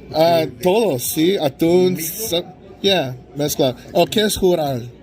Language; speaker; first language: Spanish; non-native, learner; English